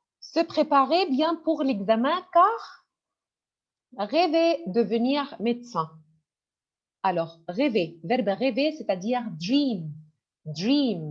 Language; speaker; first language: French; non-native, fluent; Arabic